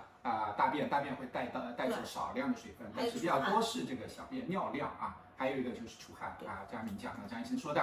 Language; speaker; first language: Chinese; native; Chinese